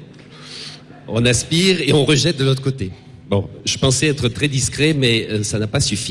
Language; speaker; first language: French; native; French